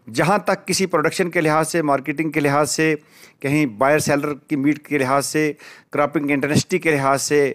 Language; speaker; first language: Urdu; non-native, local second language; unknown